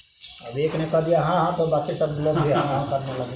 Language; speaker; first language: Hindi; native; Hindi